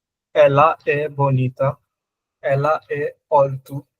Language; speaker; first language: Portuguese; non-native, learner; Hindi